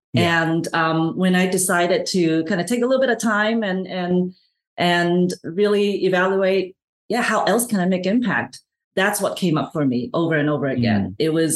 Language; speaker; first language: English; non-native, local second language; Cantonese